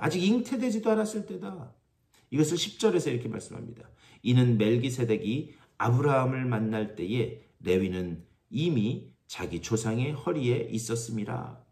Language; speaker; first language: Korean; native; Korean